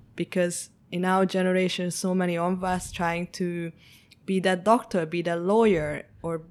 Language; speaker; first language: English; early bilingual, heritage; Hungarian